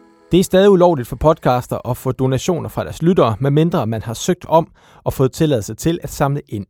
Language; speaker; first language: Danish; native; Danish